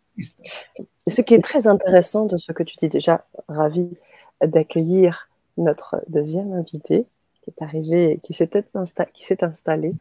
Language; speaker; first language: French; native; French